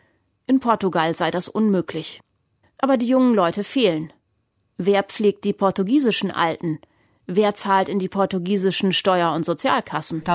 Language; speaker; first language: German; native; German